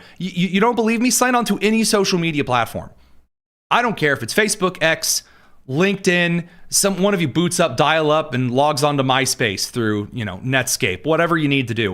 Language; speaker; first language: English; native; English